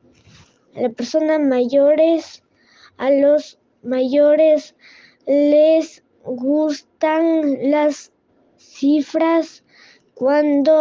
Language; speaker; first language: Spanish; non-native, learner; French